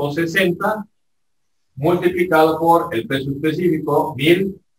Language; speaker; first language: Spanish; native; Spanish